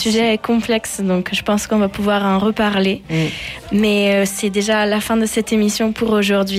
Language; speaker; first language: French; native; French